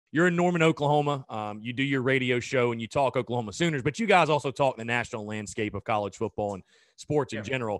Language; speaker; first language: English; native; English